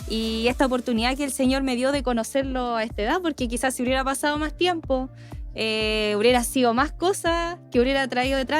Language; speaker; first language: Spanish; native; Spanish